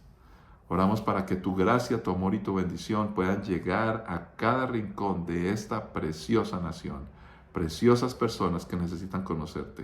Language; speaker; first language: Spanish; native; Spanish